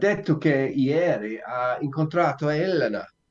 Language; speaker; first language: Italian; non-native, learner; English